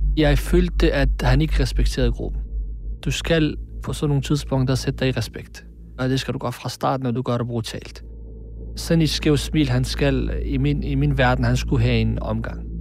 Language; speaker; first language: Danish; early bilingual, other home language; Arabic